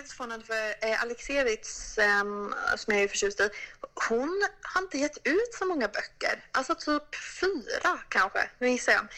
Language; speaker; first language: Swedish; native; Swedish